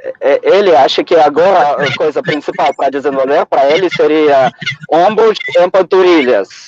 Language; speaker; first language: Portuguese; non-native, fluent; Russian